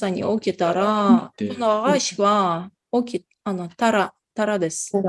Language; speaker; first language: Japanese; non-native, fluent; Tatar